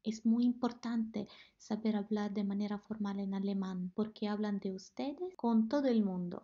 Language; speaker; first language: Spanish; non-native, fluent; Italian